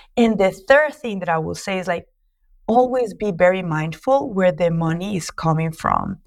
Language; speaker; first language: English; non-native, fluent; Spanish